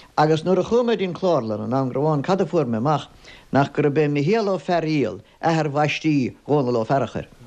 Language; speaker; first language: Irish; native; Irish